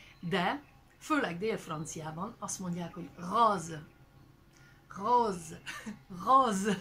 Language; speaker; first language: Hungarian; early bilingual, heritage; French